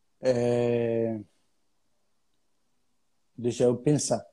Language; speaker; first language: Portuguese; non-native, fluent; Arabic